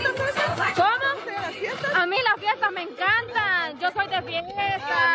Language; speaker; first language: Spanish; native; Spanish